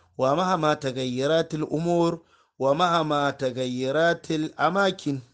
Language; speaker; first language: Arabic; non-native, fluent; Hausa